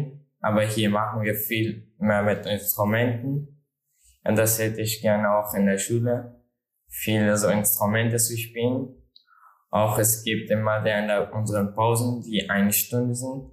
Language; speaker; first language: German; non-native, learner; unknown